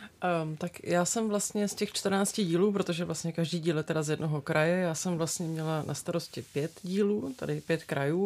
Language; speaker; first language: Czech; native; Czech